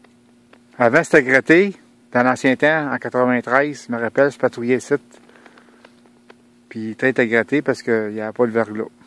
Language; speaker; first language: French; native; French